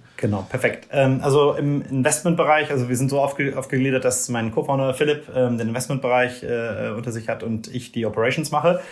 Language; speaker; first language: German; native; German